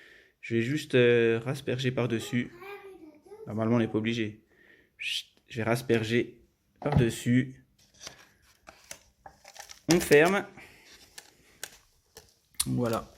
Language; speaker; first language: French; native; French